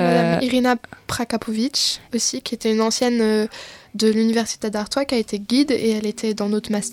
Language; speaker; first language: French; native; French